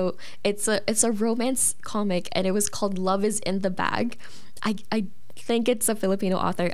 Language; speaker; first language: English; non-native, local second language; Filipino